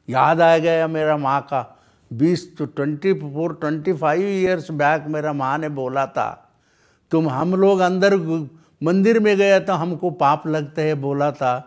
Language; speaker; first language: Hindi; non-native, local second language; Kannada